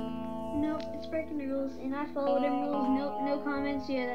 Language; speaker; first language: English; native; English